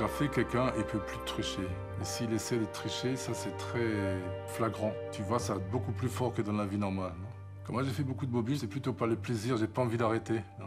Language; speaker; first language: French; non-native, fluent; German